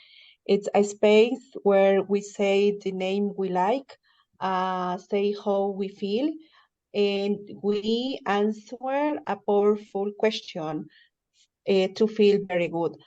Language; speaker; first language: English; non-native, learner; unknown